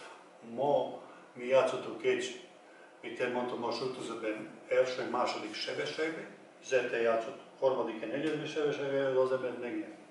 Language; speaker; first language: Hungarian; non-native, learner; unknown